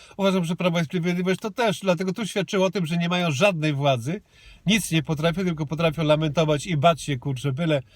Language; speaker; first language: Polish; native; Polish